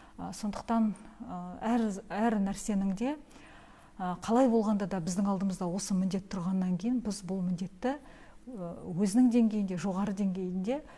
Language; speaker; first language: Kazakh; native; Kazakh